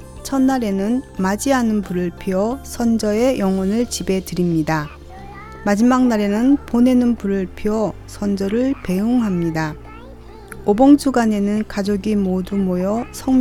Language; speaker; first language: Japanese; non-native, fluent; Korean